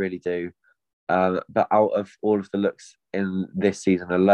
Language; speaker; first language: English; native; English